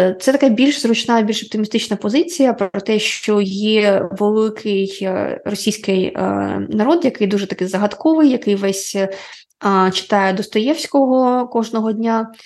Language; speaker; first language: Ukrainian; non-native, local second language; Russian